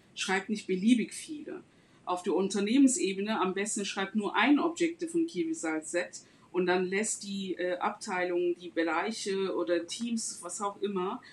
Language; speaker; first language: German; non-native, fluent; Turkish